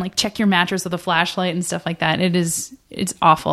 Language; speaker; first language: English; native; English